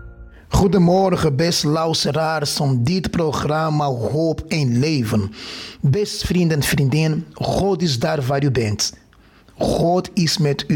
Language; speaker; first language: Dutch; non-native, fluent; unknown